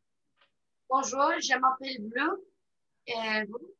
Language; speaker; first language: French; non-native, learner; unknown